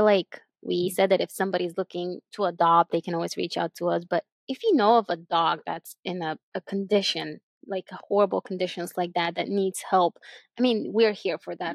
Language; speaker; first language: English; non-native, fluent; Bulgarian